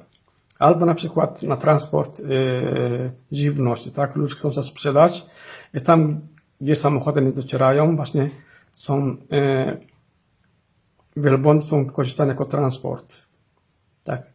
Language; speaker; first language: Polish; non-native, fluent; Somali